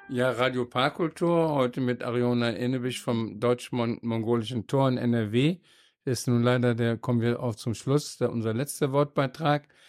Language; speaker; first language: German; native; German